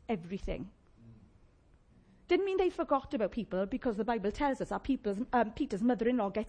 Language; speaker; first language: English; native; English